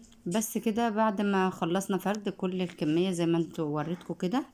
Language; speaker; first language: Arabic; native; Arabic